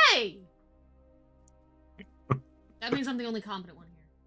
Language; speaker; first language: English; native; English